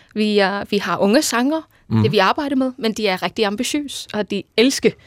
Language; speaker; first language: Danish; non-native, fluent; English